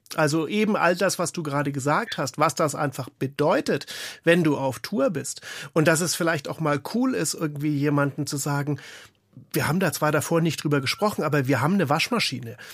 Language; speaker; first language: German; native; German